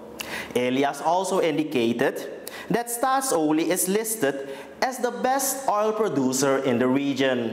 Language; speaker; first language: English; non-native, local second language; Dutch